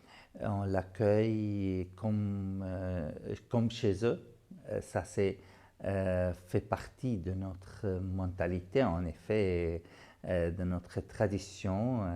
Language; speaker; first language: French; non-native, fluent; Arabic